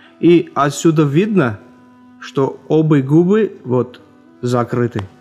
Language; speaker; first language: Russian; non-native, local second language; Armenian